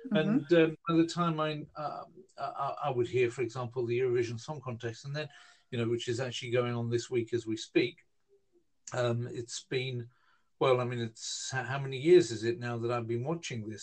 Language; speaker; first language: English; native; English